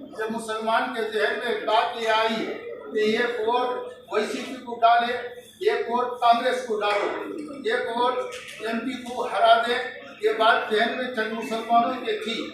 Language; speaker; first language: Hindi; non-native, local second language; Urdu